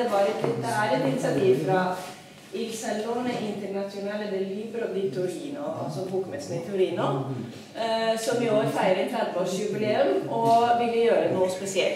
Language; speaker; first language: Norwegian; non-native, fluent; Italian